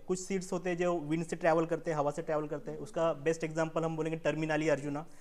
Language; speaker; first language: Hindi; non-native, local second language; Marathi